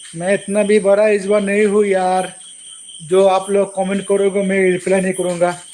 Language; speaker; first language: Hindi; non-native, local second language; Bangla